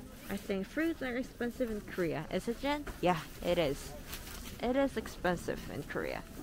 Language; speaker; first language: English; non-native, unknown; Korean